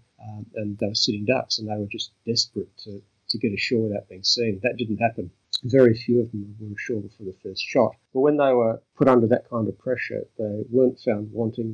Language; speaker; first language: English; native; English